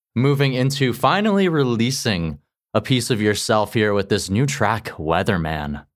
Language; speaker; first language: English; native; English